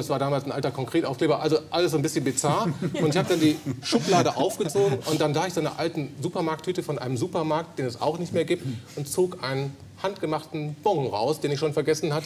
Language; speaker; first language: German; native; German